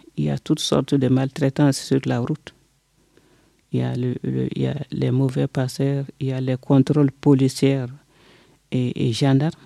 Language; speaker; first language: French; non-native, local second language; Bambara